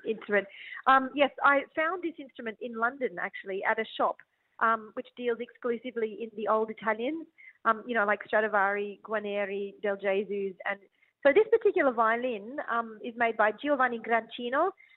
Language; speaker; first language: English; native; English